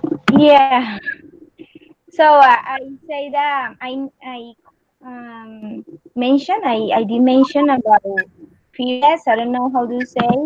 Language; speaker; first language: English; non-native, learner; Spanish